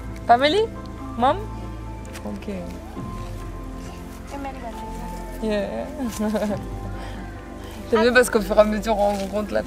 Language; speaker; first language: French; native; French